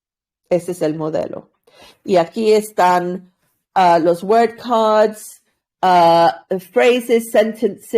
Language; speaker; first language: Spanish; non-native, learner; English